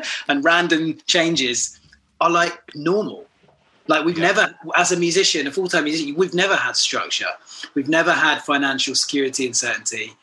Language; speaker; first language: English; native; English